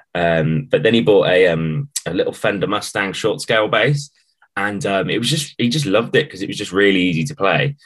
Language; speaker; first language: English; native; English